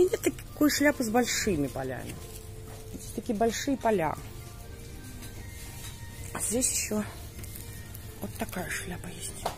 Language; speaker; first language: Russian; native; Russian